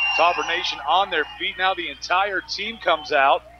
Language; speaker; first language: English; native; English